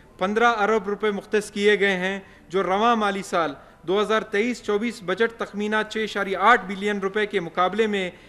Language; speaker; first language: Urdu; non-native, local second language; Baluchi